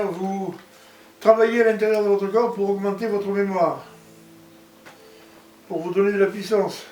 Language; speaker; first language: French; native; French